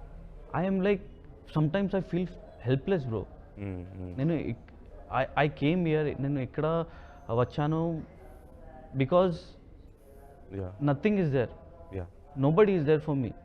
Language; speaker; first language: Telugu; non-native, local second language; Hindi